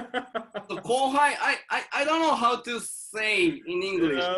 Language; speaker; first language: English; non-native, learner; Japanese